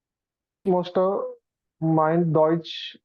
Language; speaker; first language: German; non-native, learner; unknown